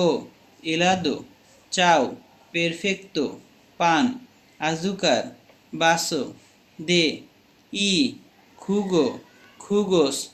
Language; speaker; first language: Spanish; non-native, learner; Bangla